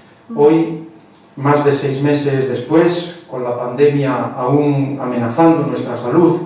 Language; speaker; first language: Spanish; native; Spanish